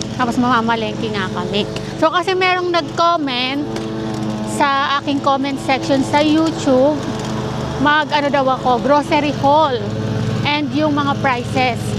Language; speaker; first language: Filipino; native; Filipino